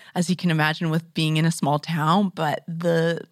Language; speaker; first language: English; native; English